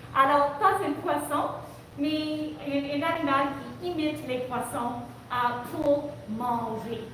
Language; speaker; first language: French; non-native, local second language; English